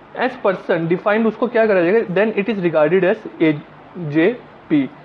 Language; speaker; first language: Hindi; native; Hindi